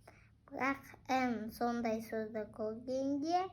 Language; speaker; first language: Kazakh; non-native, local second language; Russian